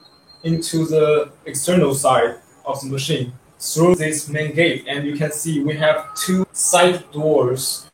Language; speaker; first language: English; non-native, learner; Chinese